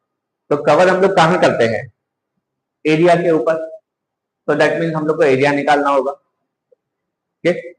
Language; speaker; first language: Hindi; native; Hindi